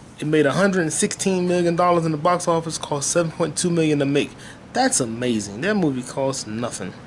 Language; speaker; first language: English; native; English